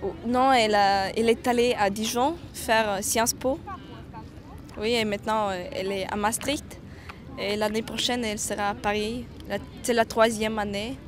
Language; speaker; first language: French; non-native, fluent; Latvian